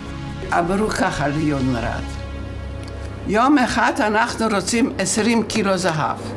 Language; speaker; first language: Hebrew; non-native, fluent; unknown